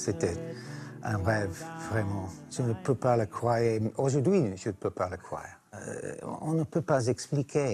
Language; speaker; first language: French; non-native, learner; English